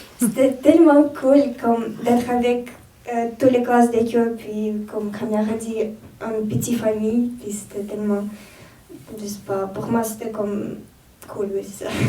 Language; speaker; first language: French; non-native, learner; Romanian